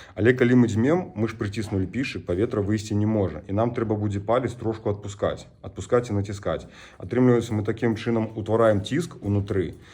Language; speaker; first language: Belarusian; native; Belarusian